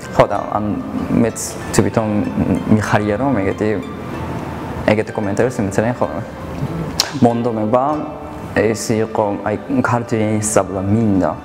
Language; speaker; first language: Georgian; non-native, fluent; Japanese